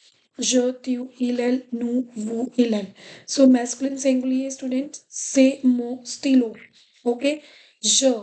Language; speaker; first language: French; non-native, fluent; Hindi